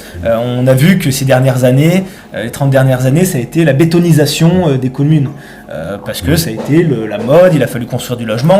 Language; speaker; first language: French; native; French